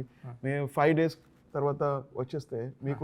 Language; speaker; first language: Telugu; non-native, learner; Tamil